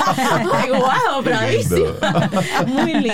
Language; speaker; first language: Spanish; early bilingual, heritage; Spanish